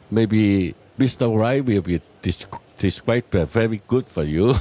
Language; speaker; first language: English; non-native, learner; Cantonese